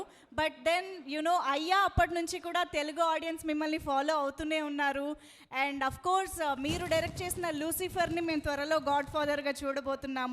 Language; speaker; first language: Telugu; native; Telugu